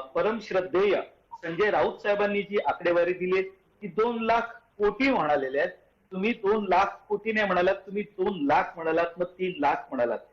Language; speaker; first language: Marathi; native; Marathi